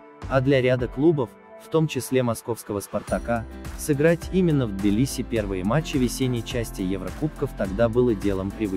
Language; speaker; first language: Russian; native; Russian